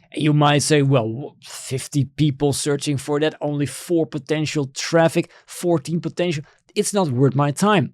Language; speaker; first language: English; non-native, fluent; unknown